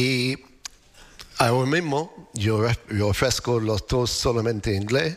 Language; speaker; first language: Spanish; non-native, learner; English